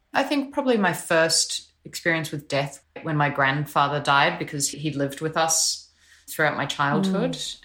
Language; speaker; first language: English; non-native, local second language; Polish